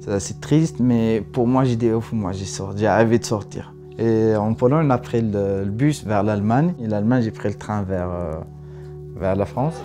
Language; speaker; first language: French; non-native, local second language; Arabic